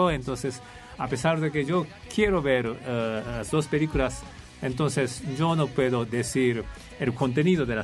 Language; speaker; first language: Spanish; non-native, fluent; Japanese